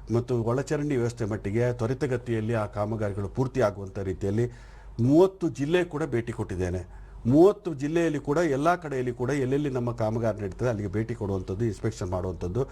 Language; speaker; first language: Kannada; native; Kannada